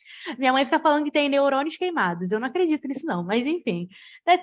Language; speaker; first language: Portuguese; native; Portuguese